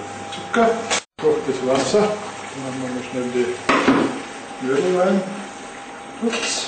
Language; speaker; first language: German; native; German